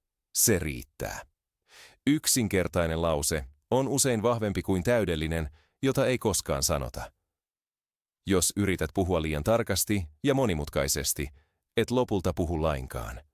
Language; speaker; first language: Finnish; non-native, fluent; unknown